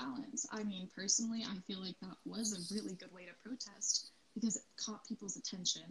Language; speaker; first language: English; native; English